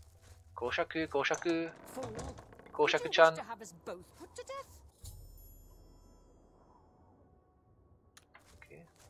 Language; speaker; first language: Japanese; non-native, learner; French